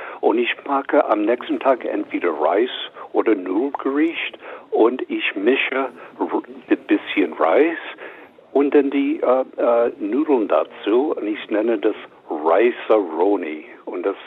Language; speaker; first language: German; non-native, fluent; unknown